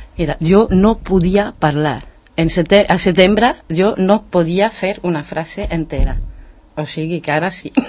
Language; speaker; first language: Catalan; non-native, learner; French